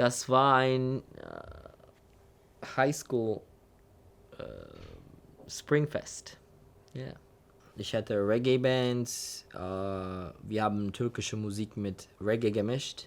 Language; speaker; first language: German; non-native, learner; Turkish